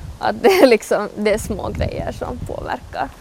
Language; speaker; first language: Swedish; native; Swedish